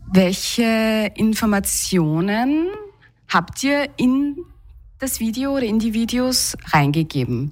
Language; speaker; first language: German; native; German